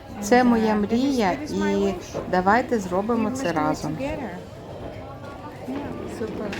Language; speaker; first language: Ukrainian; non-native, learner; Dutch